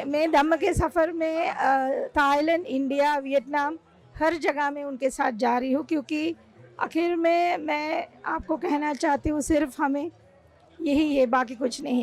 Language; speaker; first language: Hindi; non-native, local second language; Sinhala